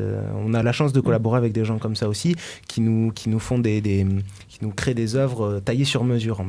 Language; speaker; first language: French; native; French